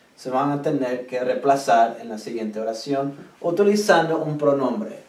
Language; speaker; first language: Spanish; native; Spanish